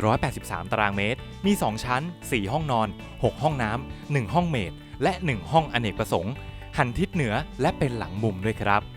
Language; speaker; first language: Thai; native; Thai